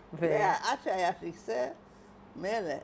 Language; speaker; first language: Hebrew; non-native, fluent; Hungarian